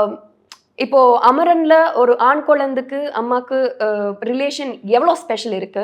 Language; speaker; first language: Tamil; non-native, learner; Telugu